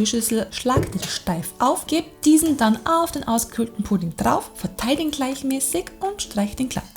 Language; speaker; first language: German; native; German